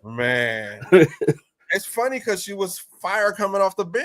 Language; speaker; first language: English; native; English